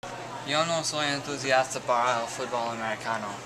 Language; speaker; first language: Spanish; non-native, learner; English